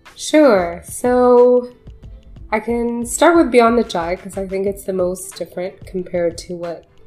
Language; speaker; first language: English; early bilingual, other home language; Urdu